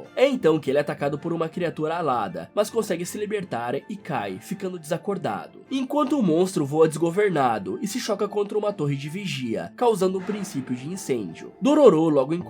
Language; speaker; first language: Portuguese; native; Portuguese